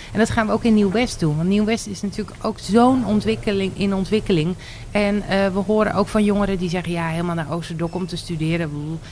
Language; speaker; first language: Dutch; native; Dutch